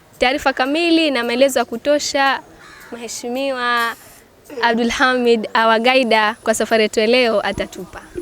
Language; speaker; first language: Swahili; native; Swahili